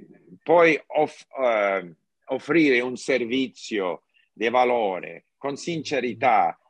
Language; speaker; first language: Italian; non-native, learner; English